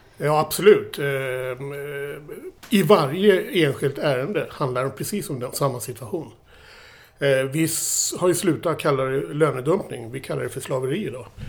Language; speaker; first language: Swedish; native; Swedish